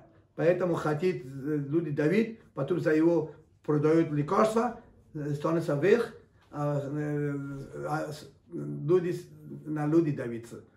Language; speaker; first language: Russian; non-native, learner; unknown